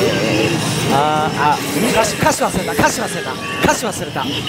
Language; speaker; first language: Japanese; native; Japanese